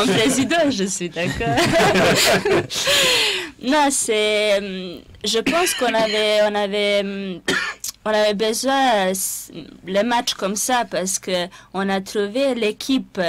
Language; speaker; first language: French; non-native, fluent; Serbian